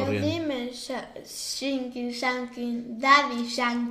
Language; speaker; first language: Welsh; non-native, learner; Spanish